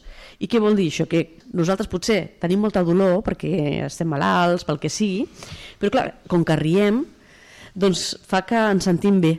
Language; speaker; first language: Catalan; native; Catalan